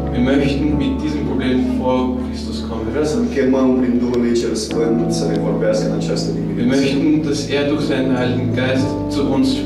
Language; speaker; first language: German; non-native, fluent; Romanian